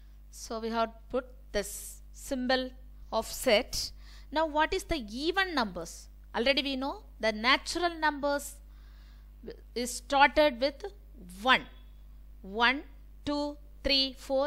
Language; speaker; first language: English; non-native, local second language; Tamil